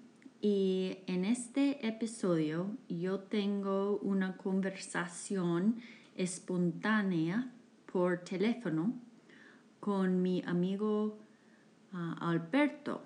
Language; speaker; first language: Spanish; non-native, fluent; English